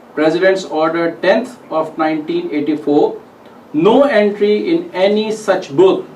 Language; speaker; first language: English; non-native, local second language; Urdu